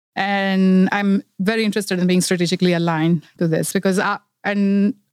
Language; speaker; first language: English; non-native, local second language; Kannada